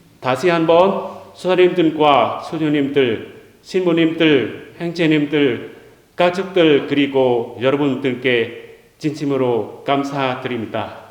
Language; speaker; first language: Korean; non-native, learner; Vietnamese